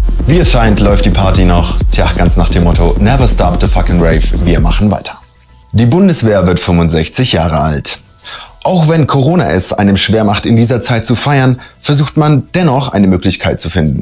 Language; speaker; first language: German; native; German